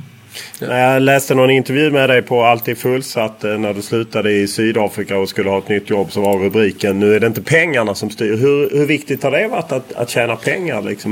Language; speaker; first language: Swedish; native; Swedish